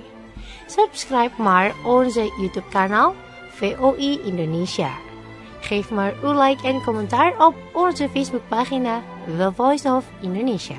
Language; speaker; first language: Dutch; non-native, fluent; Indonesian